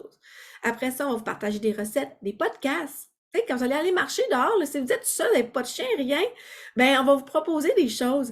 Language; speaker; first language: French; native; French